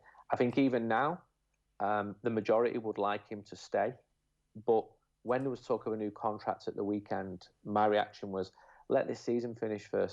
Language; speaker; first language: English; native; English